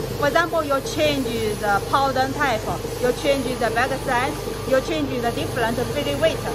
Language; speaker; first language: English; non-native, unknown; Chinese